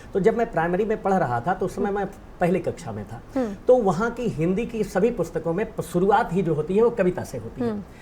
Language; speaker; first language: Hindi; native; Hindi